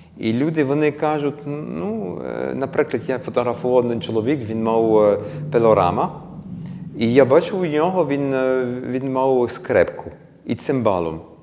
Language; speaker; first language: Ukrainian; early bilingual, heritage; Ukrainian